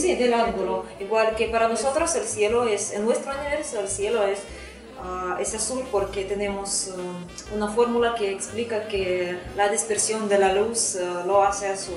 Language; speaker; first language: Spanish; non-native, fluent; Russian